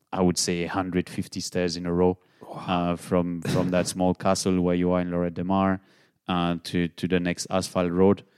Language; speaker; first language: English; non-native, fluent; French